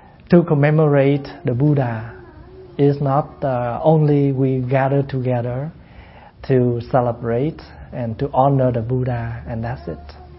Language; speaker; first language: English; non-native, fluent; Vietnamese